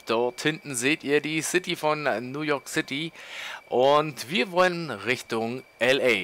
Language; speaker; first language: German; native; German